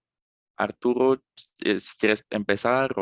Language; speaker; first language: Spanish; non-native, fluent; French